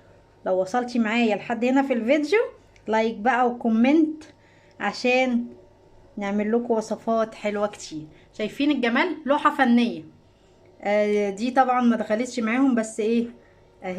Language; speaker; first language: Arabic; native; Arabic